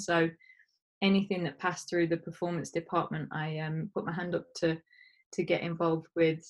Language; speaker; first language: English; native; English